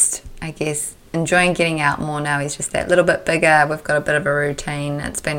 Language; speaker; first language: English; native; English